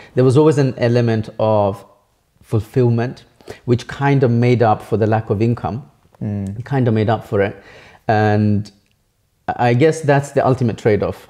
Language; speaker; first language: English; early bilingual, other home language; Bangla